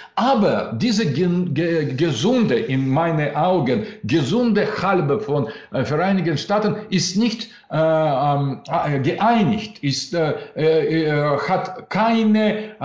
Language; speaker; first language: German; non-native, learner; Russian